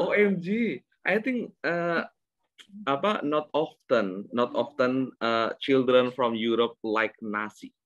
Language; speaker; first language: English; non-native, learner; Indonesian